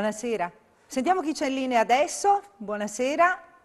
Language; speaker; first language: Italian; native; Italian